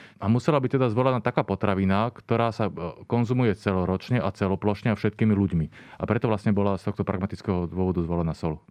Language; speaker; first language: Slovak; native; Slovak